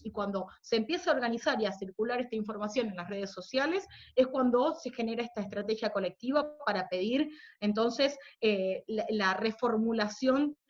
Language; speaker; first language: Spanish; native; Spanish